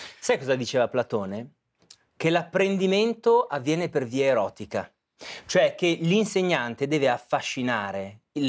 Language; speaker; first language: Italian; native; Italian